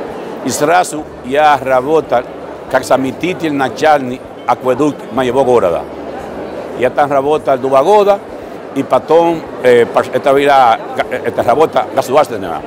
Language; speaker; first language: Russian; non-native, fluent; Spanish